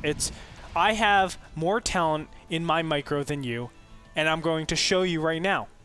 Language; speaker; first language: English; native; English